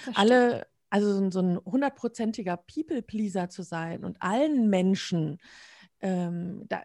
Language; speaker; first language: German; native; German